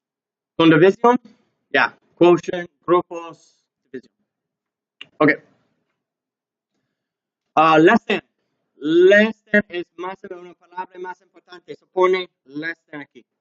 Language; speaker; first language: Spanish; non-native, learner; English